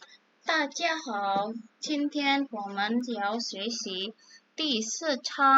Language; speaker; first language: Chinese; non-native, fluent; Indonesian